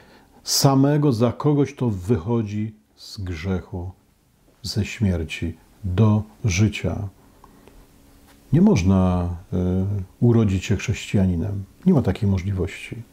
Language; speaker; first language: Polish; native; Polish